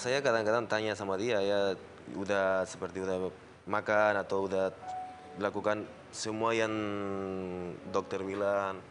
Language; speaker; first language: Indonesian; non-native, learner; Spanish